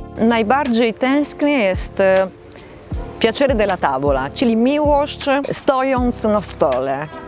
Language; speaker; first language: Polish; non-native, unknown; Italian